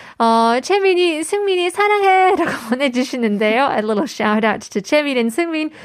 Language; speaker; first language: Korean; native; Korean